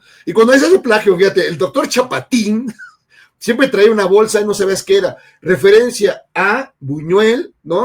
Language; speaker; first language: Spanish; native; Spanish